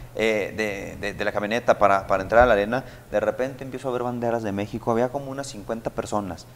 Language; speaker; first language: Spanish; native; Spanish